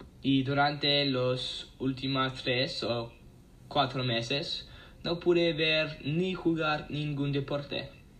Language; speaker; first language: Spanish; non-native, learner; English